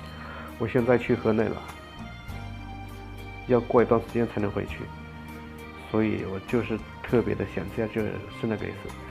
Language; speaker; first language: Chinese; non-native, fluent; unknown